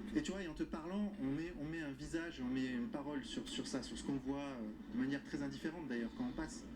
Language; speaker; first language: French; native; French